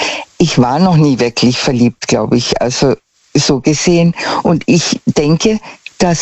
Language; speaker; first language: German; native; German